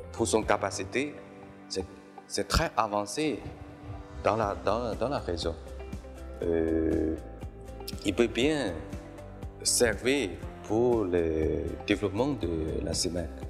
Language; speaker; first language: French; non-native, fluent; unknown